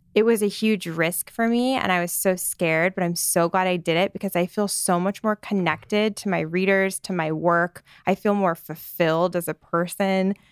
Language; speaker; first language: English; native; English